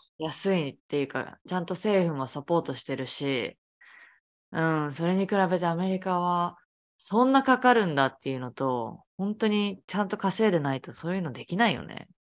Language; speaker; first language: Japanese; native; Japanese